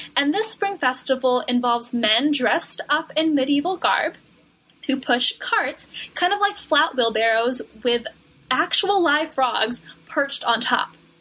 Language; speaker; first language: English; native; English